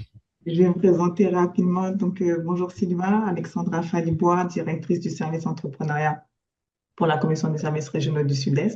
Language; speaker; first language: French; native; French